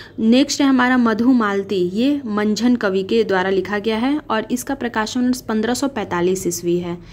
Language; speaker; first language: Hindi; native; Hindi